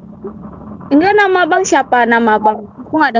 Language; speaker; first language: Indonesian; non-native, local second language; Minangkabau